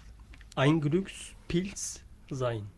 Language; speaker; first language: German; non-native, learner; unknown